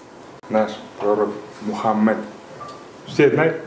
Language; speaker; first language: Russian; non-native, learner; Kyrgyz